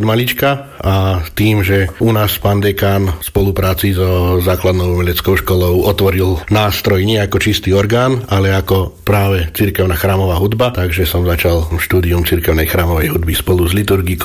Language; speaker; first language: Slovak; native; Slovak